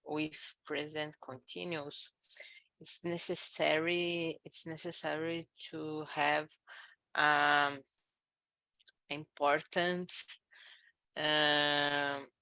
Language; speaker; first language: English; non-native, learner; Portuguese